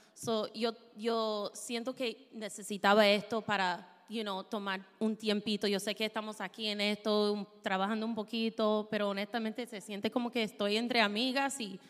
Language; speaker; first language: Spanish; non-native, fluent; English